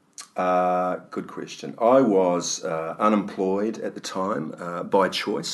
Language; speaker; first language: English; native; English